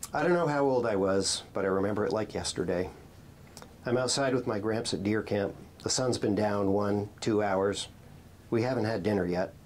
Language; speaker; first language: English; native; English